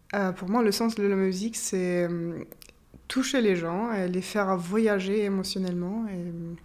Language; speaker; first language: French; non-native, fluent; German